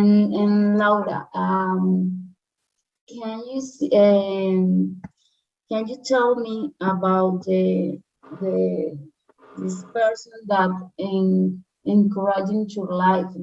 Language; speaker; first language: English; non-native, learner; Spanish